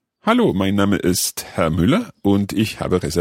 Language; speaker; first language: German; non-native, learner; English